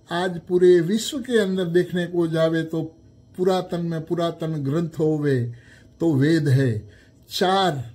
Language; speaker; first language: Hindi; non-native, local second language; Gujarati